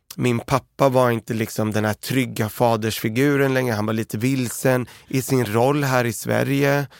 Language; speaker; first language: Swedish; early bilingual, other home language; Arabic